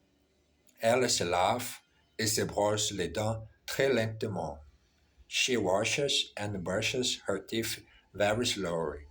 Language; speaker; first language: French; non-native, learner; Portuguese